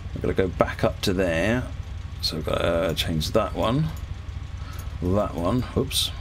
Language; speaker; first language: English; native; English